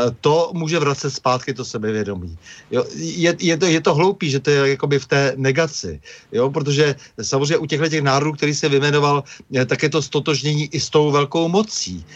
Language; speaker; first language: Czech; native; Czech